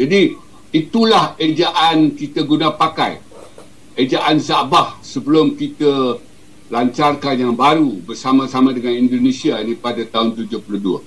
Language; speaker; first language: Malay; native; Malay